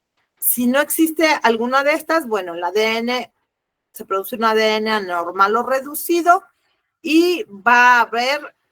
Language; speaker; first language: Spanish; native; Spanish